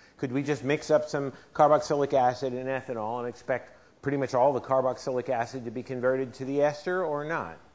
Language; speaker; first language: English; native; English